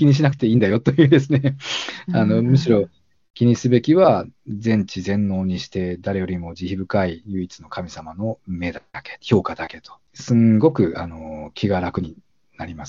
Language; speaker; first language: Japanese; native; Japanese